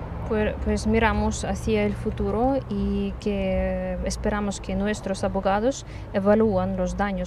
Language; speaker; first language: Spanish; non-native, learner; Ukrainian